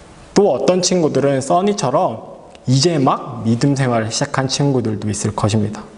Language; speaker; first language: Korean; native; Korean